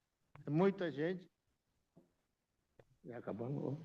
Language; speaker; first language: Portuguese; non-native, local second language; Yanomámi